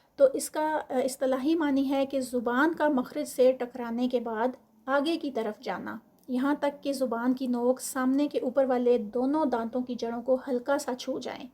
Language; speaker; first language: Urdu; native; Urdu